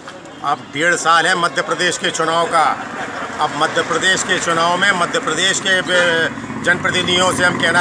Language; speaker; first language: Hindi; native; Hindi